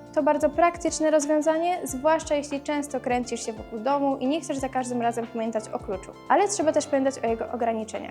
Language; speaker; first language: Polish; native; Polish